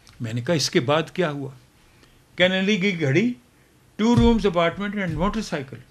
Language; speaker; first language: Urdu; non-native, local second language; Punjabi